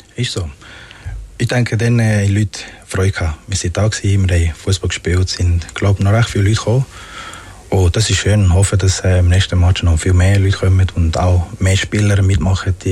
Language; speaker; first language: German; non-native, fluent; Spanish